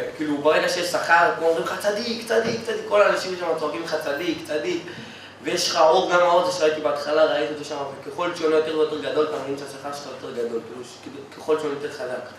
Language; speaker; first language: Hebrew; native; Hebrew